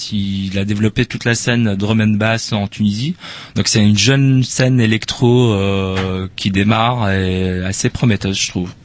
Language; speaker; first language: French; non-native, local second language; Arabic